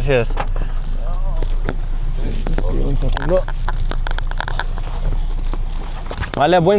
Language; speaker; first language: Spanish; non-native, learner; Lithuanian